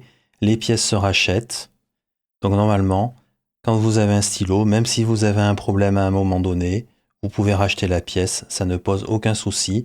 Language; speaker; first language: French; native; French